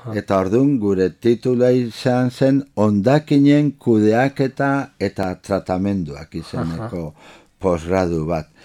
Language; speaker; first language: Basque; non-native, local second language; Spanish